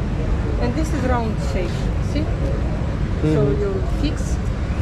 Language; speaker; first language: English; non-native, learner; Russian